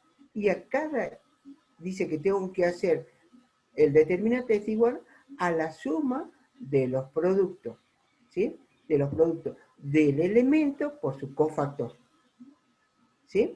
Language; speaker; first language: Spanish; native; Spanish